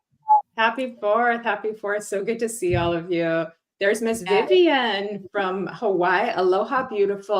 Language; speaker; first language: English; native; English